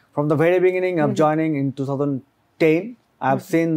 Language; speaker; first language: English; non-native, local second language; Bangla